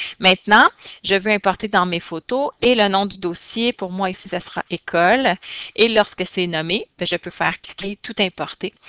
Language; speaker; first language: French; native; French